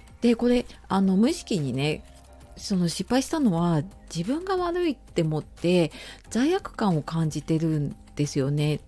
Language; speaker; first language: Japanese; native; Japanese